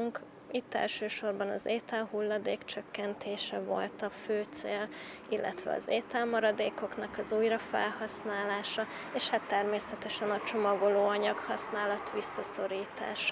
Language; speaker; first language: Hungarian; native; Hungarian